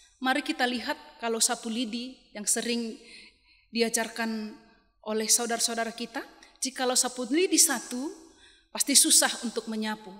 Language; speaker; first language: Indonesian; non-native, local second language; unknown